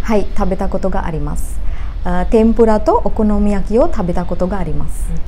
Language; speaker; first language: Japanese; non-native, learner; Sinhala